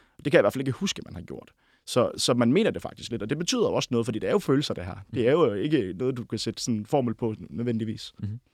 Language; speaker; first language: Danish; native; Danish